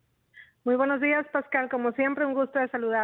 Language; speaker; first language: Spanish; native; Spanish